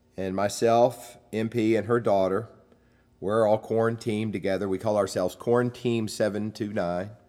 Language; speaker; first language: English; native; English